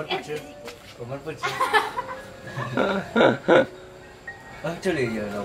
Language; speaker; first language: Chinese; non-native, learner; Vietnamese